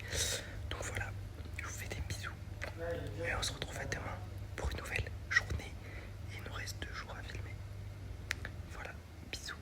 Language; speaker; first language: French; native; French